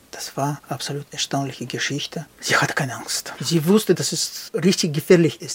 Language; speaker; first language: German; non-native, fluent; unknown